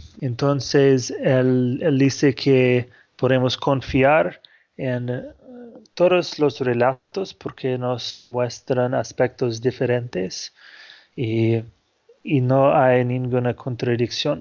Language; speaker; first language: Spanish; non-native, fluent; English